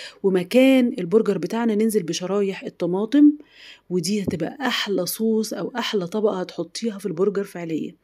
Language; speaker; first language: Arabic; native; Arabic